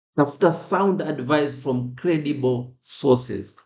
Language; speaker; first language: English; non-native, local second language; Swahili